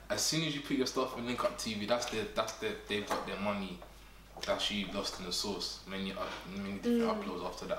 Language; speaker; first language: English; early bilingual, other home language; French